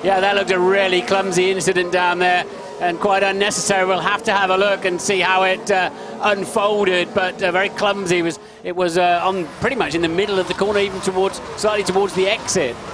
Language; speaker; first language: English; native; English